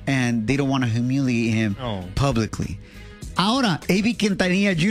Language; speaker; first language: English; early bilingual, other home language; Spanish